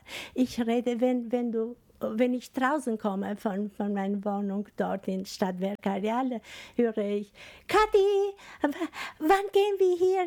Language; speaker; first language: German; non-native, learner; Albanian